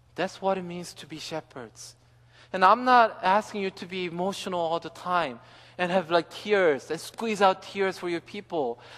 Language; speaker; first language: English; early bilingual, other home language; Korean